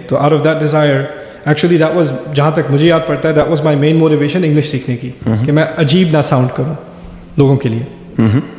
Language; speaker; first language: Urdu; early bilingual, other home language; German